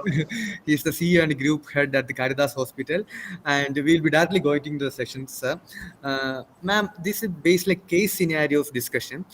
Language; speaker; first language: English; non-native, local second language; Malayalam